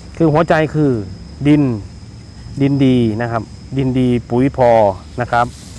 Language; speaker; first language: Thai; non-native, local second language; Northeastern Thai